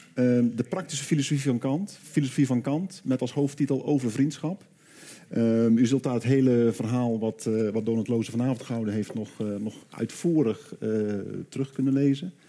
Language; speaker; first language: Dutch; native; Dutch